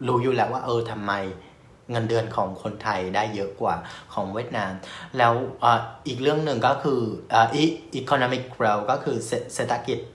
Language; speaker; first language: Thai; non-native, fluent; Vietnamese